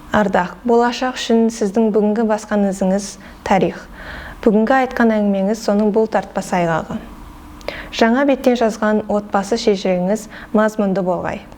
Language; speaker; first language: Kazakh; native; Kazakh